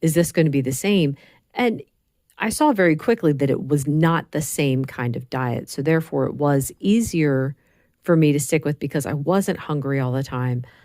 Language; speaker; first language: English; native; English